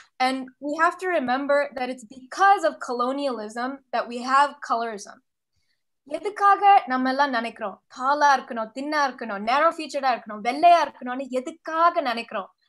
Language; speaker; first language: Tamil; early bilingual, heritage; Tamil